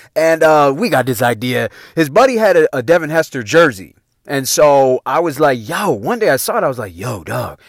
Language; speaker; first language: English; native; English